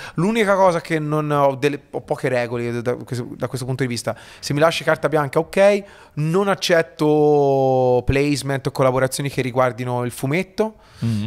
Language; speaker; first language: Italian; native; Italian